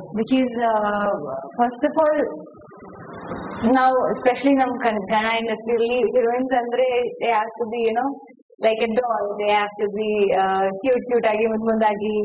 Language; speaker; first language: Kannada; non-native, learner; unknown